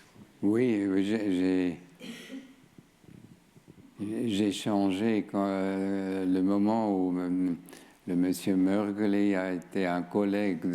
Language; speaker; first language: French; non-native, fluent; German